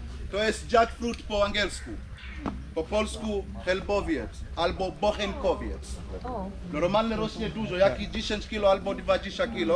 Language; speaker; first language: Polish; non-native, learner; Swahili